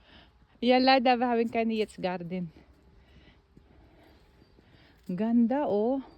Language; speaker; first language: German; non-native, learner; Filipino